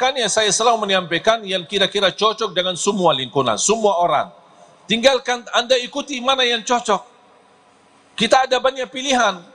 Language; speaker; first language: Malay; non-native, fluent; Arabic